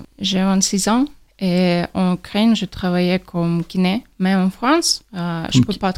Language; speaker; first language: French; non-native, learner; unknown